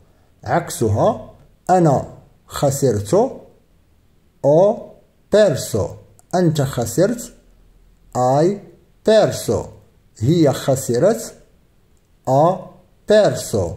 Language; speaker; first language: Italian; non-native, fluent; Arabic